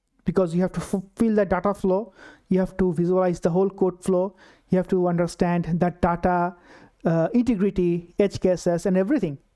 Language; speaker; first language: English; non-native, local second language; Bangla